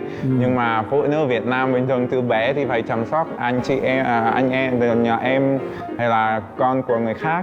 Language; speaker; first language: Vietnamese; non-native, fluent; Czech